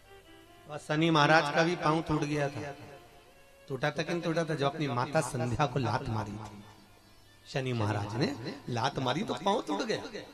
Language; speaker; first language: Hindi; native; Hindi